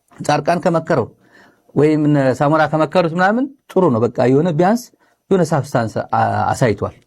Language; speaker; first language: Amharic; non-native, local second language; Tigrinya